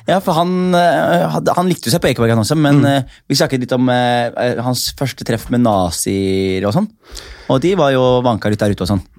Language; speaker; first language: Norwegian; early bilingual, other home language; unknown